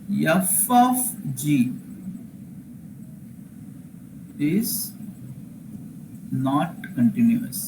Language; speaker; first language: English; non-native, local second language; Tamil